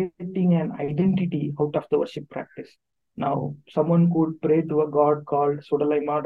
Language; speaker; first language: English; non-native, local second language; Tamil